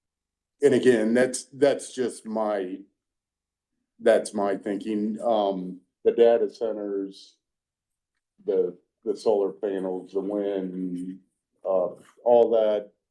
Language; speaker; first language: English; native; English